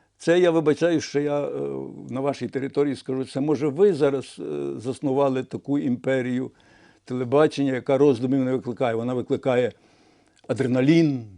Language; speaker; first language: Ukrainian; non-native, local second language; Russian